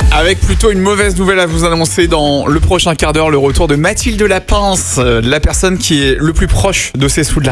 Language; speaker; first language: French; native; French